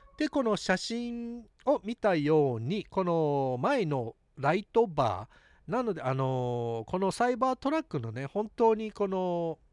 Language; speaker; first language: Japanese; early bilingual, heritage; English